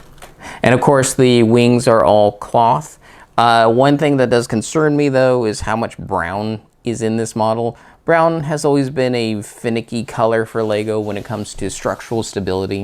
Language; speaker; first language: English; native; English